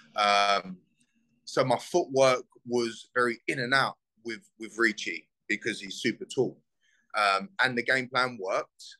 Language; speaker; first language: English; native; English